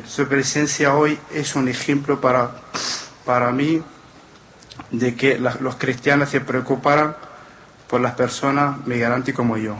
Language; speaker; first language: Spanish; non-native, fluent; Arabic